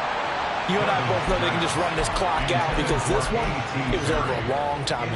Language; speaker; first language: English; native; English